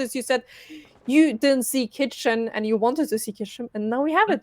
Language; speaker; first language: English; non-native, fluent; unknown